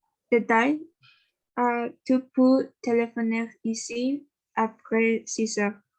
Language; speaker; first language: French; non-native, learner; Spanish